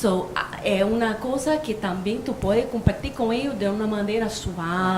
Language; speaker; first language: Spanish; early bilingual, heritage; Spanish